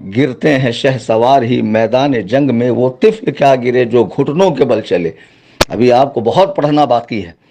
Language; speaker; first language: Urdu; native; Urdu